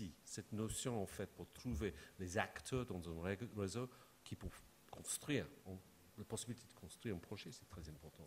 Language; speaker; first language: French; non-native, fluent; English